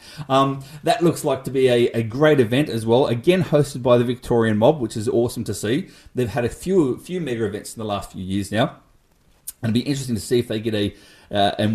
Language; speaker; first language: English; native; English